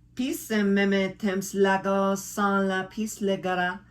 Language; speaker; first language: French; non-native, learner; English